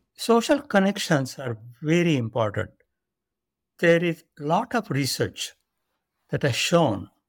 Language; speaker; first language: English; non-native, local second language; Marathi